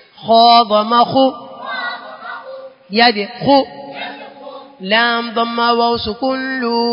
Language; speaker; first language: Arabic; non-native, learner; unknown